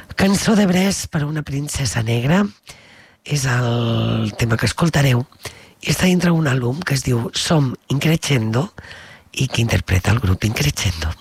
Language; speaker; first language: Catalan; native; Catalan